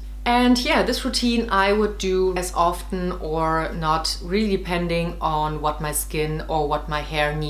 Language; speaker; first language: English; non-native, fluent; German